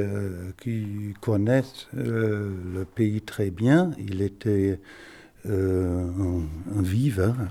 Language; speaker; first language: French; non-native, fluent; German